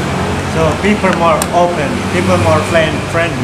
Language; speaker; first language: English; non-native, learner; Indonesian